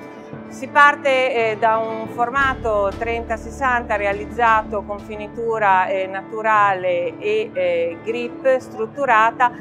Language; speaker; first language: Italian; native; Italian